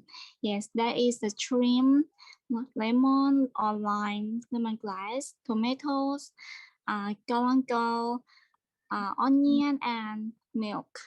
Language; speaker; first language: English; non-native, learner; Thai